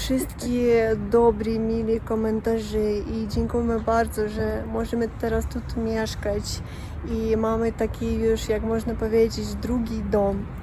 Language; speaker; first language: Polish; non-native, learner; Russian